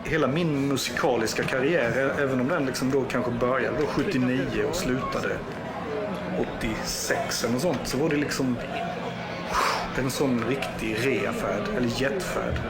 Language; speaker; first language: Swedish; native; Swedish